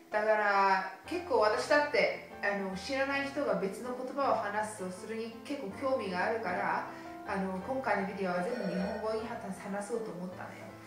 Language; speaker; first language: Japanese; early bilingual, heritage; Japanese